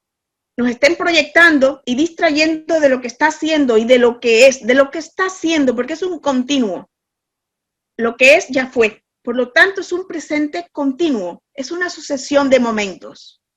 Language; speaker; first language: Spanish; native; Spanish